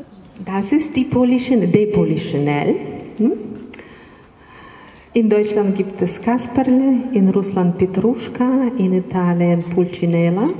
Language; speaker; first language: German; non-native, fluent; Russian